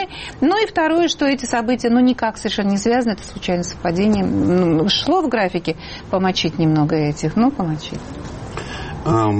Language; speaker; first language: Russian; native; Russian